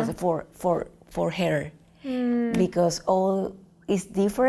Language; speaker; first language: English; non-native, learner; Spanish